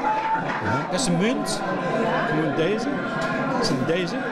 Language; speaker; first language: Dutch; non-native, learner; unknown